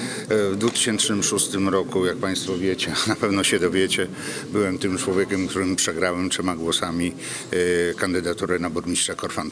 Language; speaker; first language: Polish; native; Polish